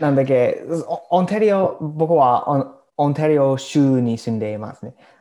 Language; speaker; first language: Japanese; non-native, learner; English